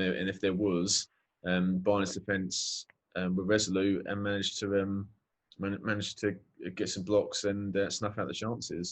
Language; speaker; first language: English; native; English